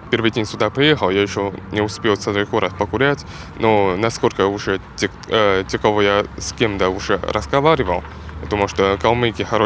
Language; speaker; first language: Russian; non-native, learner; Chinese